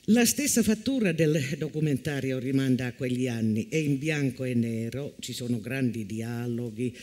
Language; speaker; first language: Italian; non-native, fluent; Finnish